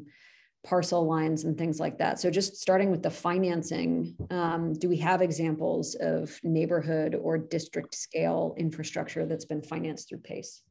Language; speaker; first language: English; native; English